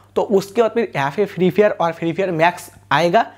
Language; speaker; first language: Hindi; non-native, local second language; Bangla